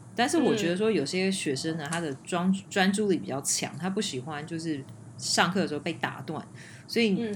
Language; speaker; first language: Chinese; native; Chinese